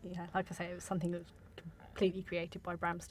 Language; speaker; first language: English; native; English